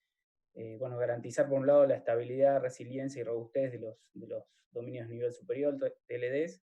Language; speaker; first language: Spanish; native; Spanish